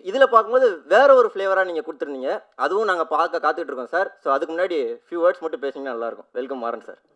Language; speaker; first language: Tamil; native; Tamil